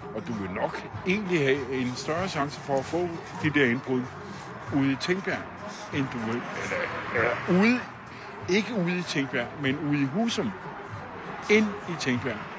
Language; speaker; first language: Danish; native; Danish